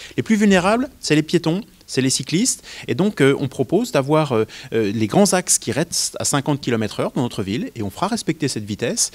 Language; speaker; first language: French; native; French